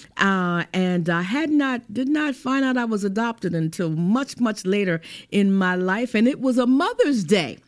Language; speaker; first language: English; native; English